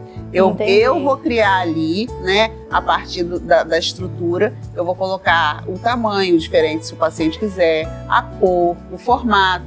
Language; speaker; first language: Portuguese; native; Portuguese